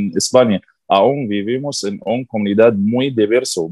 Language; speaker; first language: Spanish; non-native, learner; Arabic